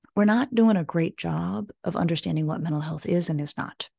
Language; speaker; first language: English; native; English